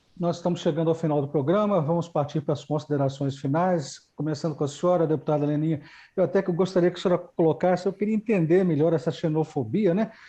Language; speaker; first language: Portuguese; native; Portuguese